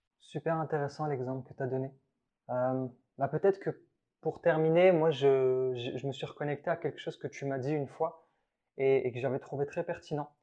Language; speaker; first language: French; early bilingual, other home language; Arabic